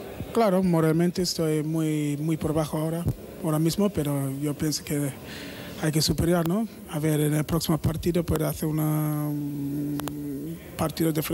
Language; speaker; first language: Spanish; non-native, learner; English